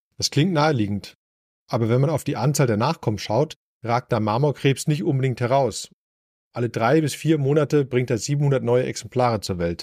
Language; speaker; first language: German; native; German